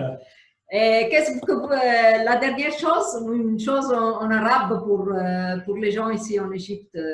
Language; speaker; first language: French; non-native, fluent; Arabic